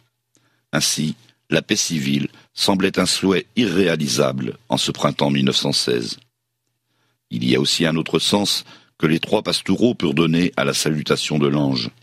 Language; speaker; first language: French; native; French